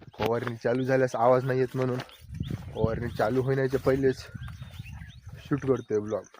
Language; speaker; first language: Marathi; non-native, local second language; Lambadi